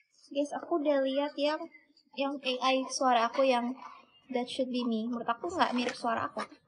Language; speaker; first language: Indonesian; native; Indonesian